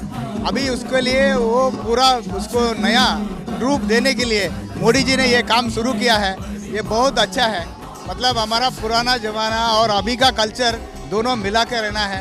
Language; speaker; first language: Hindi; non-native, local second language; Tamil